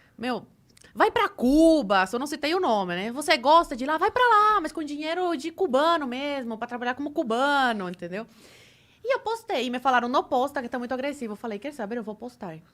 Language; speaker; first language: Portuguese; non-native, fluent; Spanish